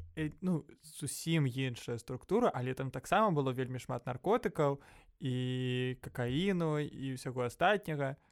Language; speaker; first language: Belarusian; non-native, local second language; Russian